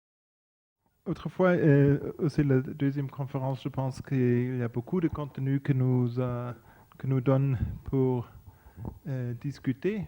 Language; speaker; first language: French; non-native, fluent; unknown